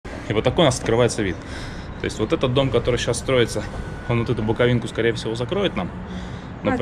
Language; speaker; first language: Russian; native; Russian